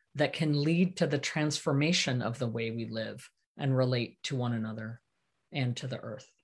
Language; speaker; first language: English; native; English